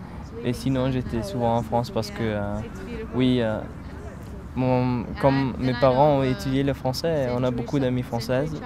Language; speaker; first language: French; non-native, fluent; German